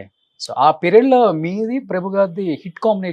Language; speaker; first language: Telugu; native; Telugu